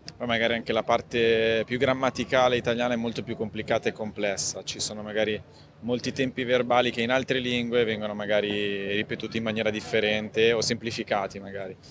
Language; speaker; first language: Italian; native; Italian